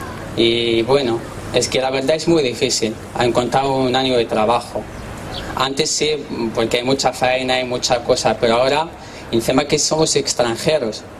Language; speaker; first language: Spanish; non-native, learner; Arabic